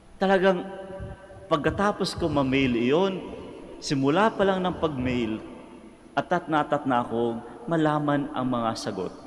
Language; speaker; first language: Filipino; non-native, local second language; Cebuano